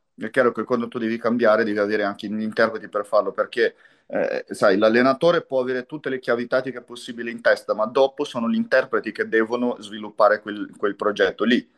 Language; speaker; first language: Italian; non-native, fluent; Portuguese